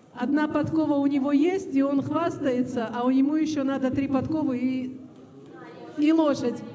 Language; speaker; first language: Russian; non-native, local second language; Assyrian Neo-Aramaic